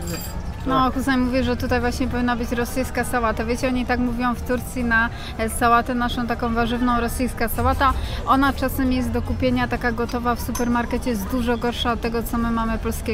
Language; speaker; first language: Polish; native; Polish